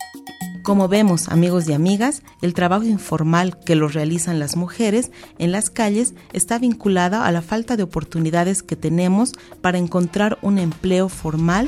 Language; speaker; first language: Spanish; native; Spanish